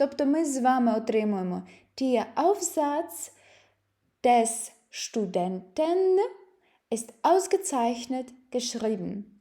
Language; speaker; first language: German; non-native, fluent; Ukrainian